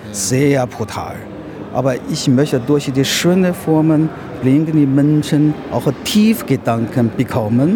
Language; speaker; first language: German; non-native, learner; Chinese